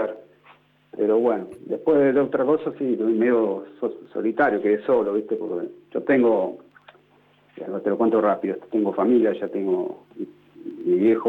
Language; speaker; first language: Spanish; native; Spanish